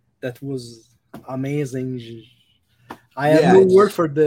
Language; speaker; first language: English; non-native, local second language; French